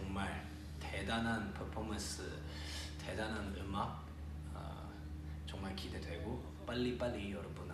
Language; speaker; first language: Korean; non-native, fluent; Cantonese